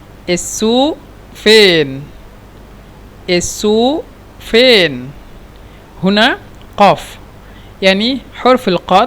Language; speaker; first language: Arabic; non-native, fluent; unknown